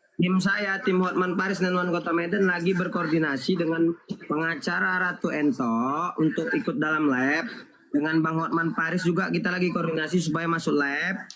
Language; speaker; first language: Indonesian; native; Indonesian